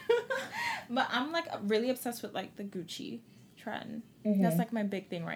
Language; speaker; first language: English; native; English